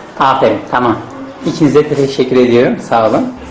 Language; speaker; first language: Turkish; native; Turkish